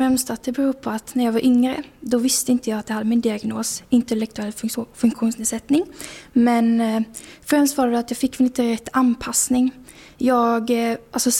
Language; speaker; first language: Swedish; native; Swedish